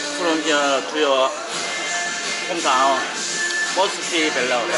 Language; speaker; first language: English; non-native, learner; Korean